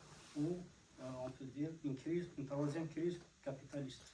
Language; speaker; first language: French; non-native, fluent; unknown